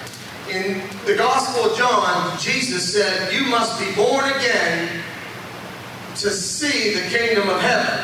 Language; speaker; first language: English; native; English